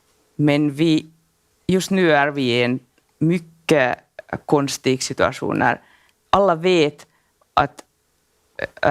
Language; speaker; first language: Swedish; non-native, local second language; Finnish